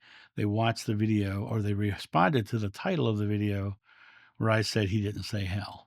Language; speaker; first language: English; native; English